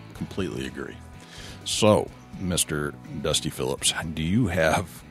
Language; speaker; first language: English; native; English